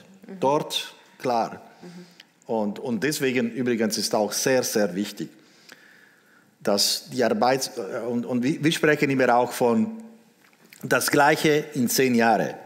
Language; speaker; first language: German; non-native, local second language; Italian